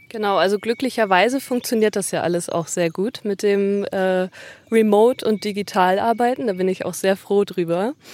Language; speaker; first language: German; native; German